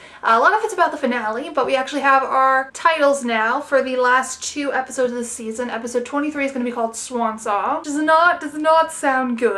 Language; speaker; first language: English; native; English